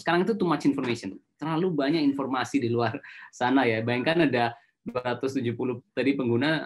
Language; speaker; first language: Indonesian; native; Indonesian